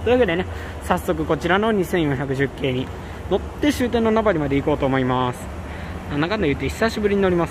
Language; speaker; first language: Japanese; native; Japanese